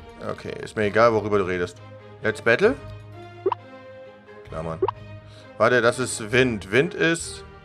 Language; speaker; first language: German; native; German